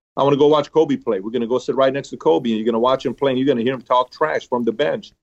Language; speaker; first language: English; early bilingual, other home language; Persian